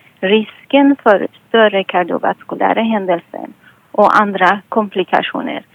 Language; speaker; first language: Swedish; non-native, fluent; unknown